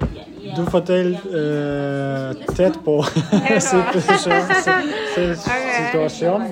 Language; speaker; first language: Danish; non-native, learner; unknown